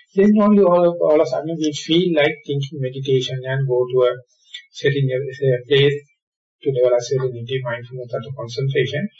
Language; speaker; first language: English; non-native, local second language; Sinhala